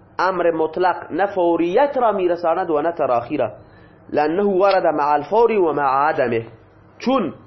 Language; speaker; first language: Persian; non-native, local second language; Baluchi